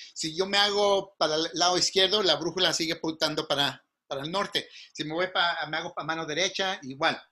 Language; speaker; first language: Spanish; native; Spanish